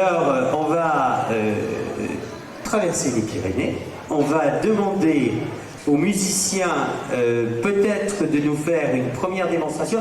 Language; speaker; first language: French; native; French